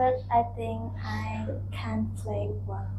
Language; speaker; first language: English; non-native, learner; Vietnamese